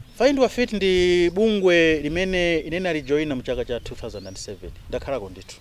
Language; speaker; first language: Nyanja; non-native, local second language; Tumbuka